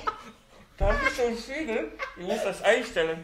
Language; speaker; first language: German; non-native, fluent; Hungarian